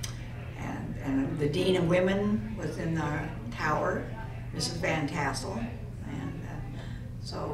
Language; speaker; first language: English; native; English